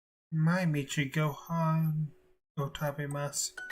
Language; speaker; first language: Japanese; non-native, learner; English